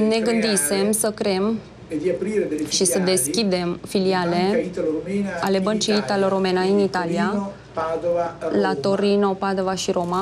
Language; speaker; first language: Romanian; non-native, fluent; Italian